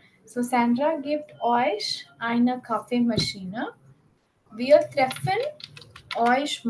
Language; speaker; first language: German; non-native, fluent; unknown